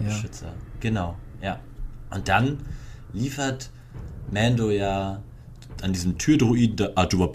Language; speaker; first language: German; native; German